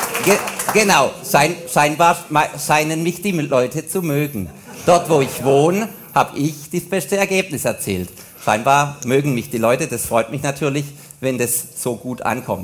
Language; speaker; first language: German; native; German